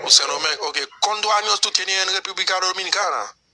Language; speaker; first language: Spanish; non-native, learner; Haitian Creole